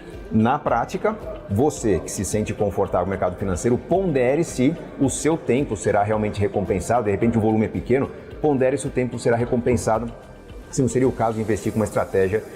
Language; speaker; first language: Portuguese; native; Portuguese